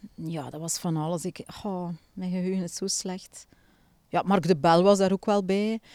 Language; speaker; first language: Dutch; native; Dutch